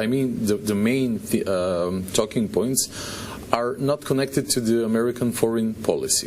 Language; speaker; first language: English; non-native, fluent; Macedonian